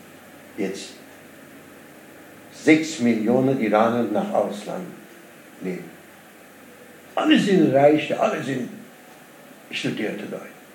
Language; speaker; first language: German; non-native, learner; Persian